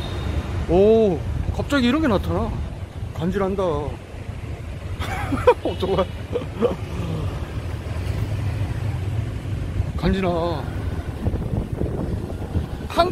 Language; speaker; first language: Korean; native; Korean